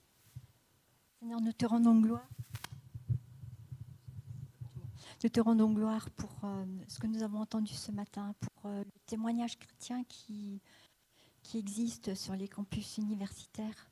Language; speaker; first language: French; native; French